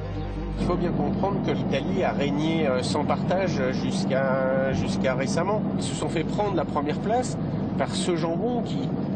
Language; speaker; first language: French; native; French